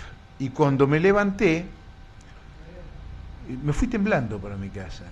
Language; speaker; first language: Spanish; native; Spanish